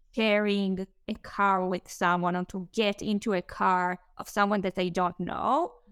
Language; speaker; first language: English; non-native, fluent; Hebrew